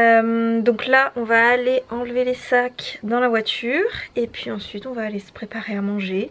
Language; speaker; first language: French; native; French